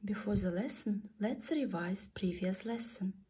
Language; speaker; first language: English; non-native, fluent; Kazakh